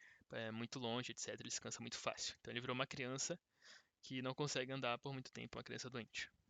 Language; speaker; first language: Portuguese; native; Portuguese